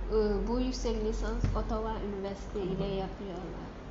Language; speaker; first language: Turkish; non-native, learner; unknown